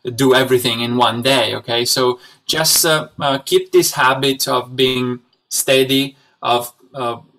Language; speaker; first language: English; non-native, fluent; Italian